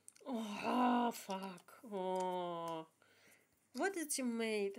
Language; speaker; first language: English; non-native, learner; Russian